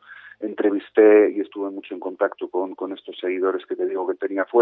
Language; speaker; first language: Spanish; native; Spanish